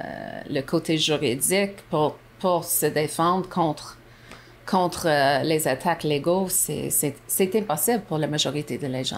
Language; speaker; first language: French; non-native, local second language; English